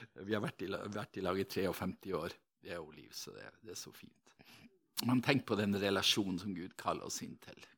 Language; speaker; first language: Norwegian; native; Norwegian